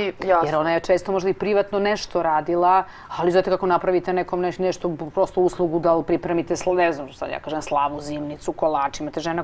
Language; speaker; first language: Croatian; native; Croatian